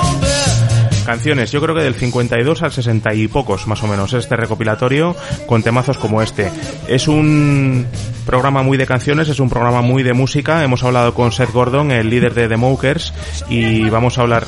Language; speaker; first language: Spanish; native; Spanish